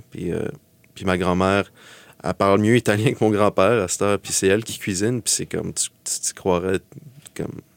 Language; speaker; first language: French; native; French